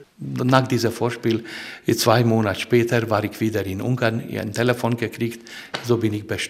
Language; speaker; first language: German; non-native, fluent; Hungarian